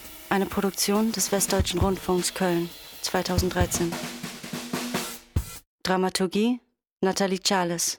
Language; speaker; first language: German; native; German